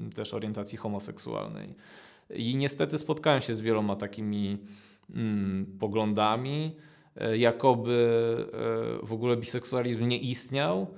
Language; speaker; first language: Polish; native; Polish